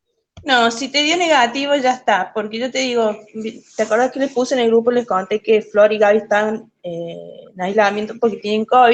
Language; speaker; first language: Spanish; native; Spanish